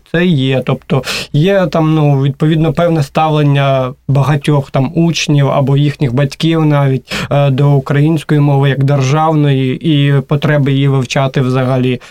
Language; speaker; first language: Ukrainian; native; Ukrainian